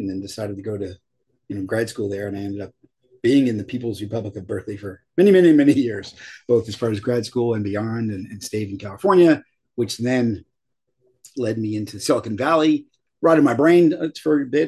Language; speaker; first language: English; native; English